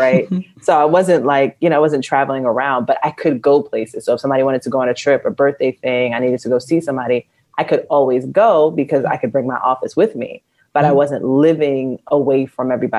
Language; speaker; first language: English; native; English